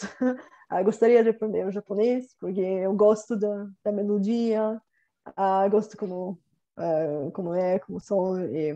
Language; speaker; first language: Portuguese; non-native, fluent; Bulgarian